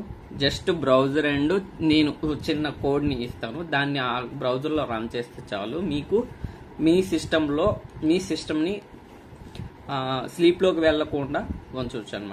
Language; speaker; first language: Telugu; native; Telugu